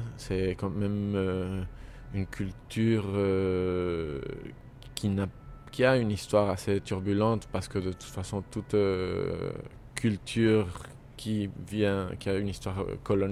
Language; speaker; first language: French; non-native, fluent; Spanish